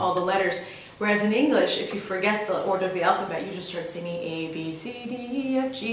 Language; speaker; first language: English; early bilingual, other home language; Russian